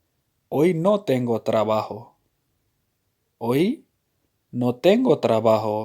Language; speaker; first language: Spanish; non-native, fluent; Urdu